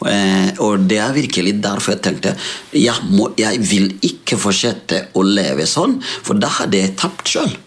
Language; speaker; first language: Swedish; non-native, fluent; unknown